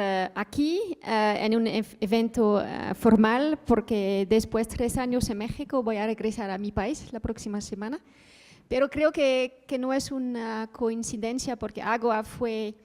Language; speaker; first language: Spanish; non-native, fluent; Dutch